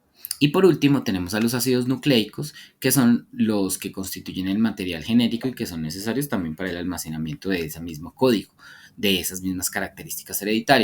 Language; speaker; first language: Spanish; native; Spanish